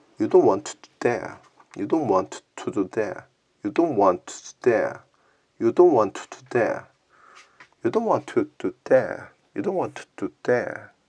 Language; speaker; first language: English; non-native, learner; Korean